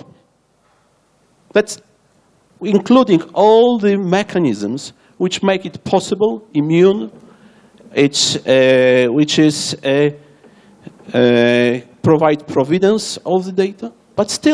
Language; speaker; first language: English; non-native, fluent; Polish